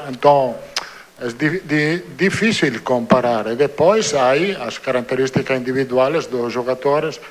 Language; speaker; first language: Portuguese; non-native, learner; Italian